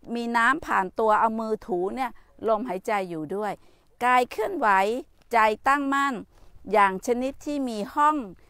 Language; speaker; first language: Thai; native; Thai